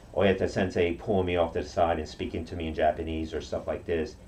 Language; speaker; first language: English; non-native, fluent; Japanese